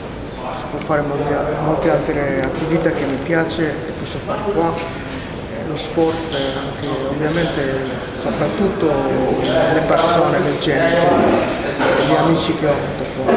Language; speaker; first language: Italian; non-native, fluent; Bangla